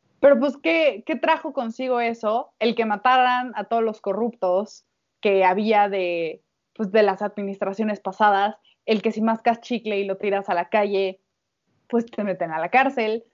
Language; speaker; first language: Spanish; native; Spanish